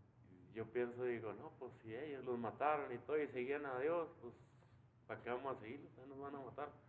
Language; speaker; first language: Spanish; native; Spanish